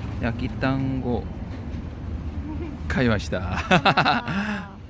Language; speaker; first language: Japanese; non-native, fluent; Korean